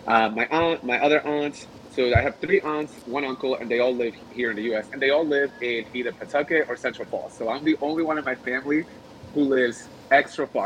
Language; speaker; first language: English; early bilingual, other home language; Spanish